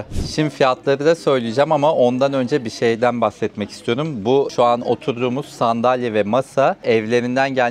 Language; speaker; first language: Turkish; native; Turkish